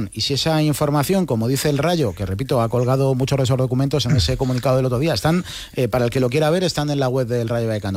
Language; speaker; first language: Spanish; native; Spanish